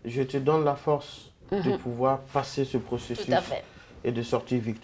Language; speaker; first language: French; non-native, local second language; Lingala